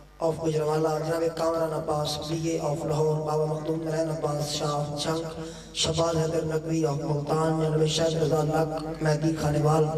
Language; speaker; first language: Urdu; non-native, local second language; Punjabi